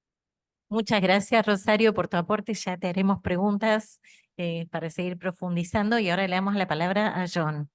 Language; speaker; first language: Spanish; native; Spanish